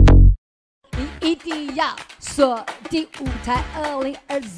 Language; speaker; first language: Chinese; native; Chinese